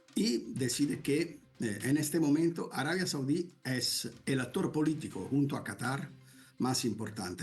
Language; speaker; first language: Spanish; non-native, fluent; Italian